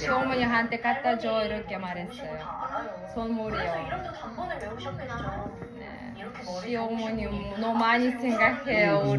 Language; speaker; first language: Korean; non-native, learner; Kazakh